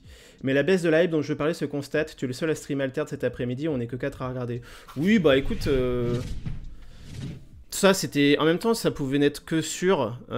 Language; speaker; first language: French; native; French